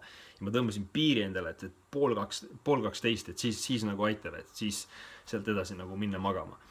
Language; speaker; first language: Estonian; native; Estonian